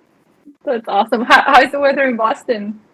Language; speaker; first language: English; native; English